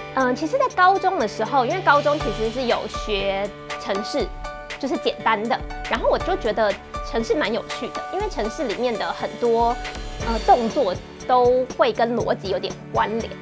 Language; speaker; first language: Chinese; native; Chinese